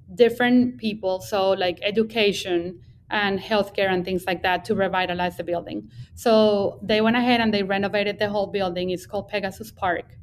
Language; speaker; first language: English; non-native, fluent; Spanish